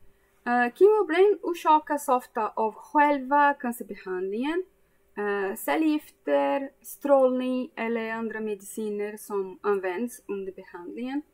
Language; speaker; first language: Swedish; non-native, fluent; Portuguese